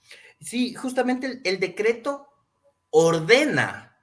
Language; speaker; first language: Spanish; native; Spanish